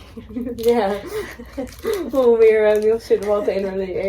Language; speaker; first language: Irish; non-native, learner; English